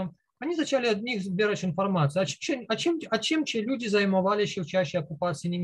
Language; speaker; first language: Polish; non-native, learner; Ukrainian